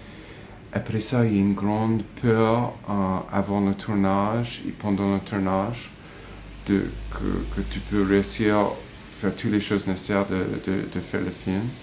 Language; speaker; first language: French; non-native, fluent; English